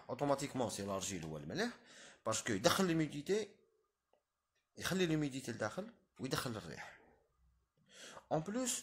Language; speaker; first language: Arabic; native; Arabic